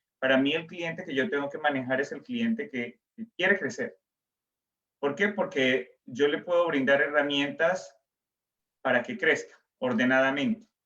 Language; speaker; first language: Spanish; native; Spanish